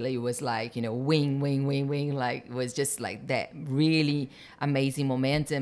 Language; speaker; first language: English; non-native, fluent; Portuguese